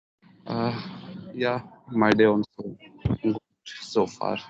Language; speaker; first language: English; non-native, learner; Hindi